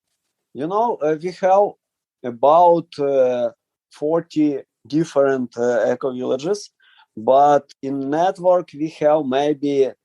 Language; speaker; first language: English; non-native, learner; Ukrainian